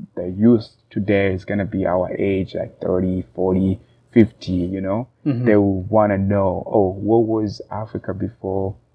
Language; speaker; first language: English; non-native, local second language; Rundi